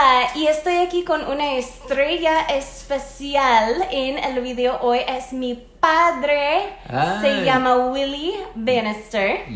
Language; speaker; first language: Spanish; non-native, fluent; English